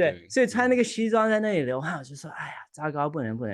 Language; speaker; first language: Chinese; early bilingual, heritage; Chinese